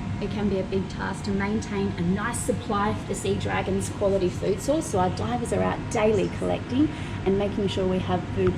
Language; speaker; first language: English; native; English